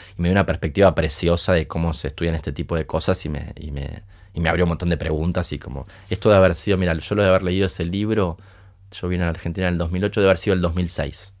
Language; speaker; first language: Spanish; early bilingual, other home language; Portuguese